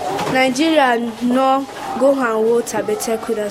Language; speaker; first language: Japanese; non-native, learner; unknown